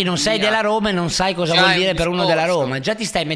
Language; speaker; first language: Italian; native; Italian